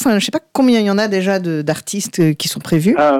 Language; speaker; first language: French; native; French